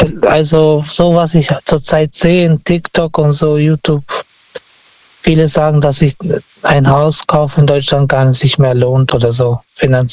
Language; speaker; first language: German; non-native, fluent; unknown